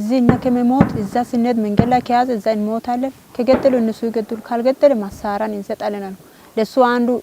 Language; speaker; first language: Amharic; non-native, local second language; Wolaytta